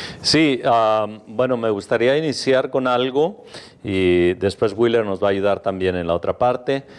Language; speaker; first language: Spanish; native; Spanish